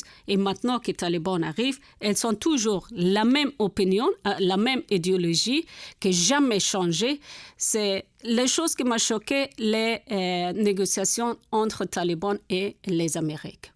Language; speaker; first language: French; non-native, learner; Persian